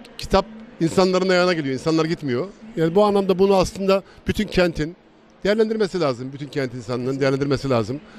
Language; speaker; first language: Turkish; native; Turkish